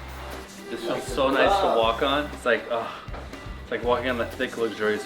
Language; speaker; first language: English; native; English